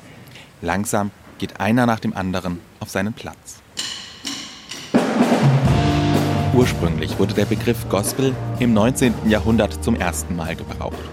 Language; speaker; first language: German; native; German